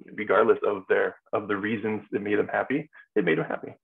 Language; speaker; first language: English; native; English